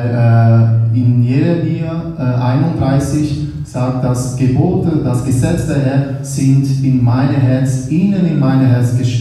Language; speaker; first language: German; non-native, learner; Portuguese